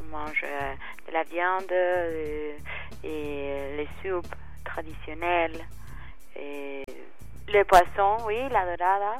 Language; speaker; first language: French; non-native, fluent; Spanish